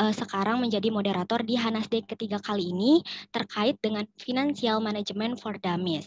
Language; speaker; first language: Indonesian; native; Indonesian